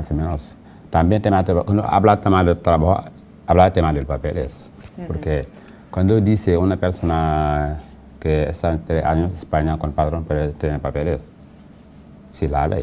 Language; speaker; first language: Spanish; non-native, learner; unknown